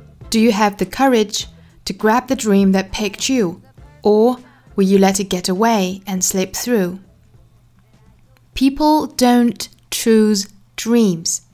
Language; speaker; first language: English; non-native, fluent; Chinese